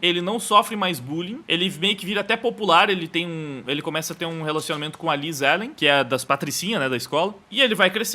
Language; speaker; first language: Portuguese; native; Portuguese